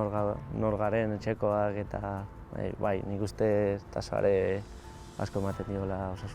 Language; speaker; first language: Basque; non-native, local second language; Spanish